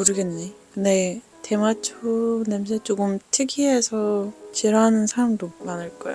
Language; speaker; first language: Korean; non-native, learner; Dutch